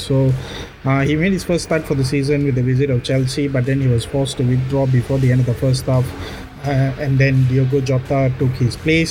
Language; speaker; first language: English; non-native, local second language; Tamil